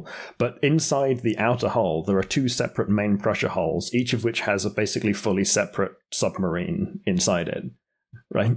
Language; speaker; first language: English; native; English